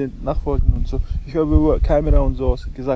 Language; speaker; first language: German; non-native, learner; Mongolian